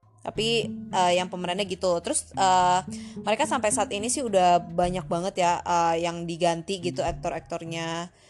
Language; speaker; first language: Indonesian; native; Indonesian